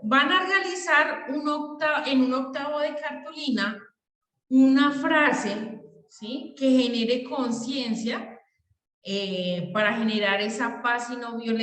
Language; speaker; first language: Spanish; native; Spanish